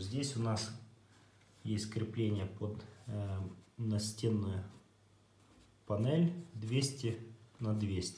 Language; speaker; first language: Russian; native; Russian